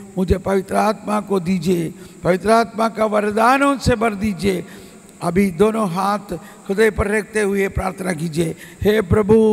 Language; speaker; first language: Hindi; non-native, local second language; Malayalam